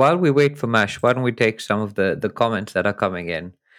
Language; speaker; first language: English; non-native, local second language; Hindi